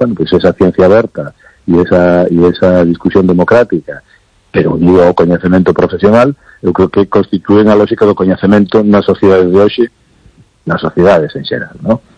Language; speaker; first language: Galician; non-native, local second language; Spanish